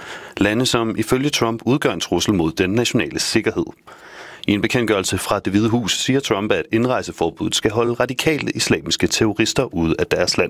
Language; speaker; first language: Danish; native; Danish